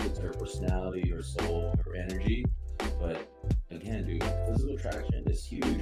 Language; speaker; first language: English; native; English